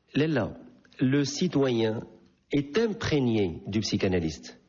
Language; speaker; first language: French; non-native, local second language; Arabic